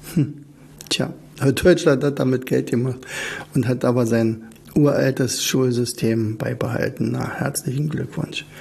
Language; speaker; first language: German; native; German